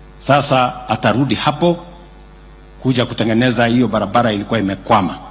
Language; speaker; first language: Swahili; non-native, local second language; Kalenjin